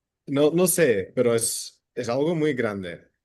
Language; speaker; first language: Spanish; non-native, fluent; Dutch